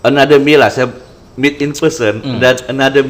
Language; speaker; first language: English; non-native, local second language; Malay